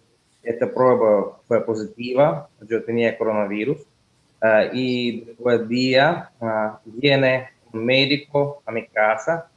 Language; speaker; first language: Spanish; non-native, learner; Russian